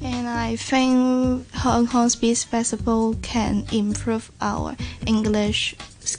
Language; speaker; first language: English; non-native, learner; Cantonese